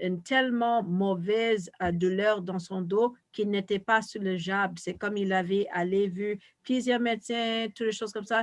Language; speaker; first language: French; non-native, fluent; English